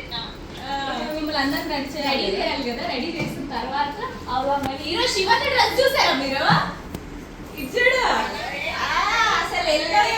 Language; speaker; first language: Telugu; native; Telugu